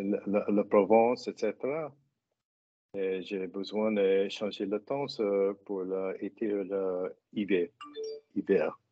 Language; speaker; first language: French; non-native, learner; English